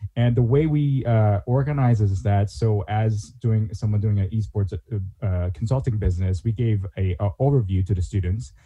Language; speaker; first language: English; non-native, fluent; Korean